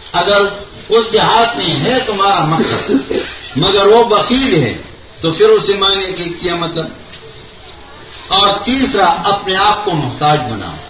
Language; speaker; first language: Urdu; non-native, local second language; Pashto